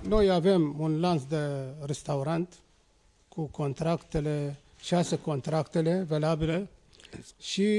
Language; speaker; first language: Romanian; non-native, fluent; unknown